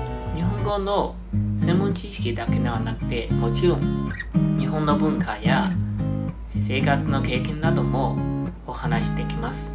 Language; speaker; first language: Japanese; non-native, fluent; Chinese